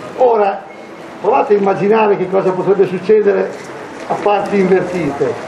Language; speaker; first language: Italian; native; Italian